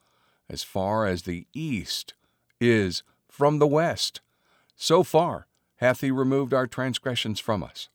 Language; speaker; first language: English; native; English